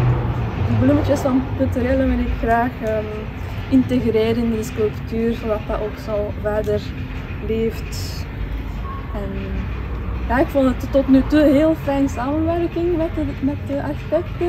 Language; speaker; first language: Dutch; non-native, fluent; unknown